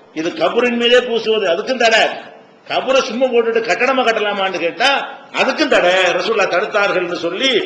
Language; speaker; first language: Tamil; native; Tamil